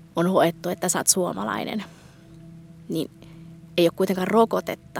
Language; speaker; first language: Finnish; early bilingual, other home language; Bangla